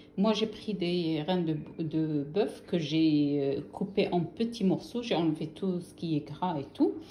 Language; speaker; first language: French; non-native, local second language; Arabic